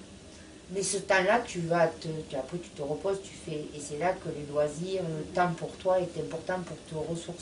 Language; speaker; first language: French; native; French